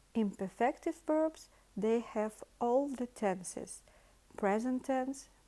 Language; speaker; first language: English; non-native, fluent; Russian